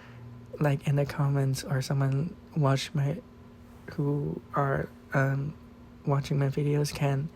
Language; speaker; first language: English; non-native, fluent; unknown